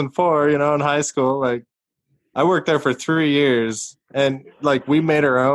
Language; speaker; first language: English; native; English